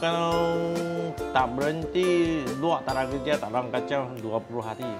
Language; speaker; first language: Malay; non-native, local second language; Min Nan Chinese